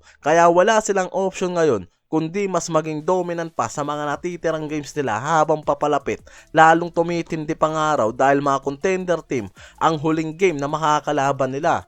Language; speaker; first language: Filipino; native; Filipino